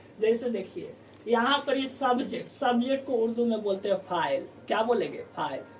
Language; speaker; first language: Hindi; native; Hindi